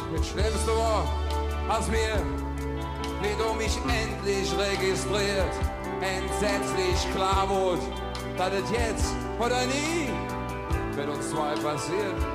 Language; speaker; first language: German; native; German